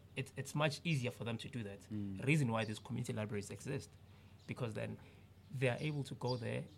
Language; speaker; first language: English; non-native, local second language; Zulu